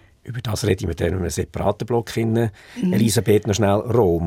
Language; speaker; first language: German; native; German